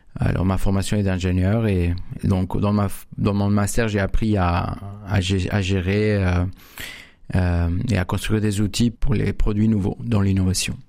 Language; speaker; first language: French; non-native, fluent; Spanish